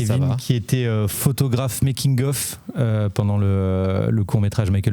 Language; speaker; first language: French; native; French